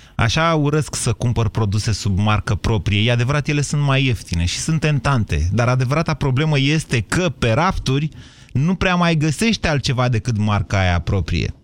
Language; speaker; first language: Romanian; native; Romanian